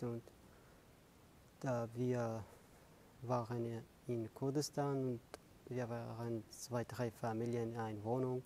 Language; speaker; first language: German; non-native, fluent; Kurdish